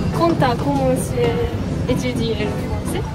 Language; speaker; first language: French; non-native, learner; Japanese